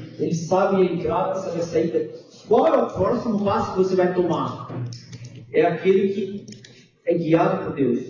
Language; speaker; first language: Portuguese; early bilingual, other home language; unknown